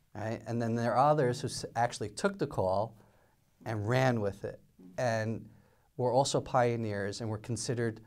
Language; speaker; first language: English; native; English